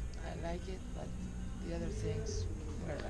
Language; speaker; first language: English; non-native, learner; Spanish